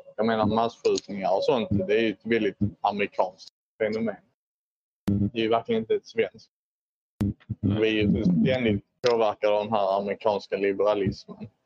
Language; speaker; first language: Swedish; native; Swedish